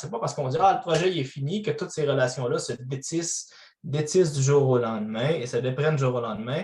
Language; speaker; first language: French; native; French